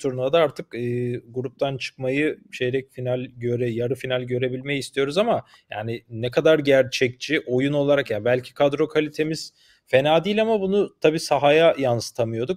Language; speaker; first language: Turkish; native; Turkish